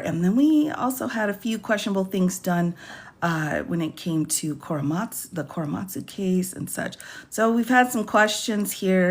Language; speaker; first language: English; native; English